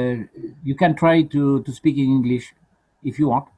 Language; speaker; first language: English; non-native, fluent; French